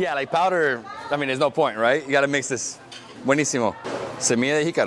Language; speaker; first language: English; early bilingual, other home language; Spanish